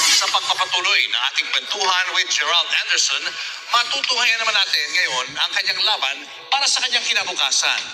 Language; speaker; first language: Filipino; native; Filipino